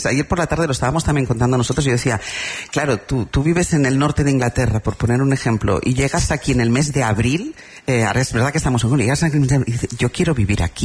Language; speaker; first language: Spanish; native; Spanish